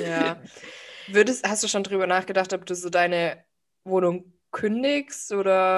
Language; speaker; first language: German; native; German